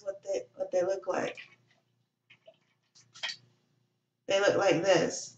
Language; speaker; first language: English; native; English